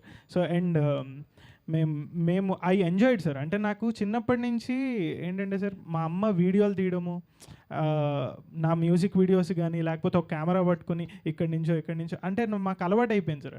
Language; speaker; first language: Telugu; native; Telugu